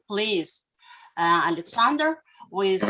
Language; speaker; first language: English; non-native, learner; Russian